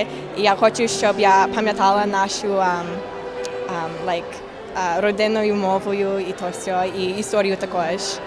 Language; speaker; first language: Ukrainian; early bilingual, heritage; English